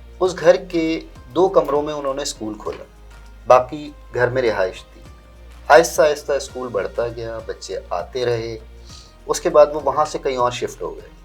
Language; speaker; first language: Urdu; native; Urdu